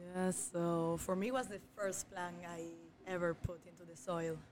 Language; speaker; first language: English; non-native, fluent; Spanish